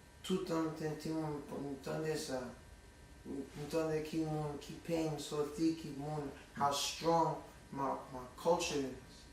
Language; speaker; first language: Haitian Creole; early bilingual, heritage; English